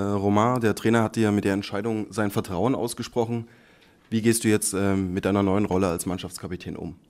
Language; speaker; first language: German; native; German